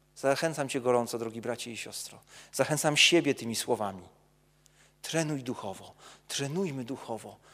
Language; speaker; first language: Polish; native; Polish